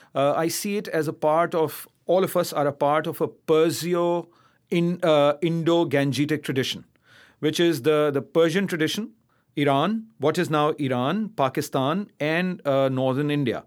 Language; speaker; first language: English; non-native, local second language; Urdu